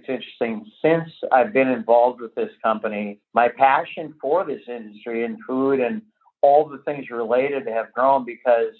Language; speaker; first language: English; native; English